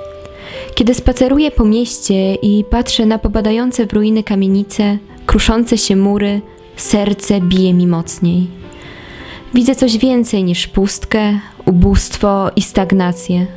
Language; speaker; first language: Polish; native; Polish